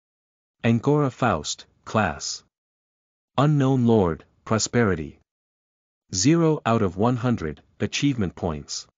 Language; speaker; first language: English; native; English